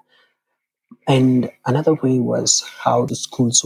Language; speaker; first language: English; non-native, local second language; Kalenjin